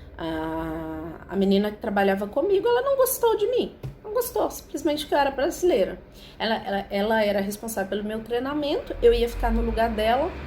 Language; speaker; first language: Portuguese; native; Portuguese